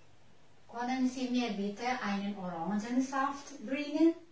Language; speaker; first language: German; non-native, learner; Indonesian